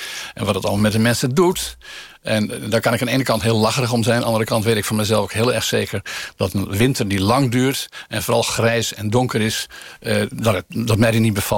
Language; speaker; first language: Dutch; native; Dutch